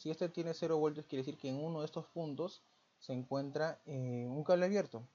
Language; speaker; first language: Spanish; native; Spanish